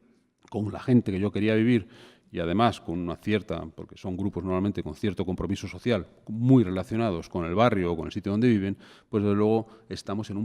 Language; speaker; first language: Spanish; native; Spanish